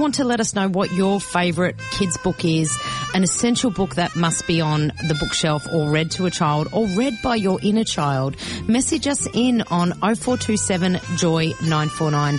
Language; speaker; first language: English; early bilingual, other home language; Greek